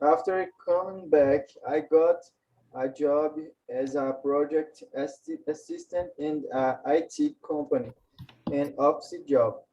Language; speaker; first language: English; non-native, learner; Portuguese